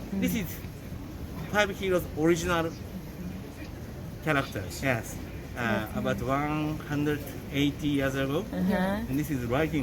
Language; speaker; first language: English; non-native, learner; Japanese